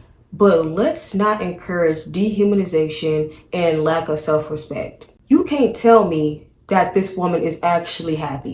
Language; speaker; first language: English; native; English